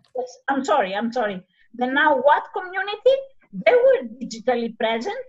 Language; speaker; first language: English; non-native, fluent; Greek